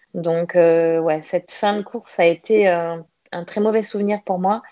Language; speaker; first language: French; native; French